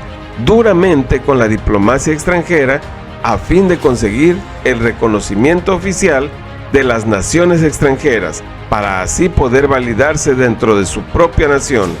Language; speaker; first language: Spanish; native; Spanish